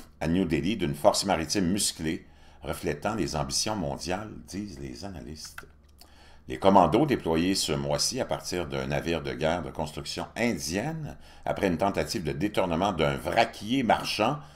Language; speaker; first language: French; native; French